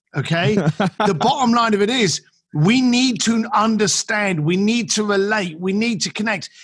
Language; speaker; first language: English; native; English